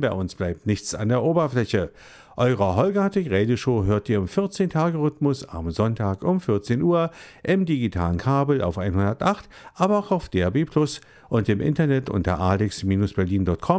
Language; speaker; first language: German; native; German